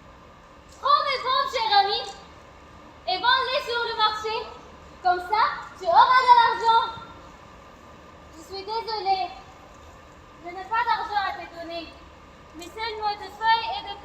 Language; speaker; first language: French; non-native, learner; Arabic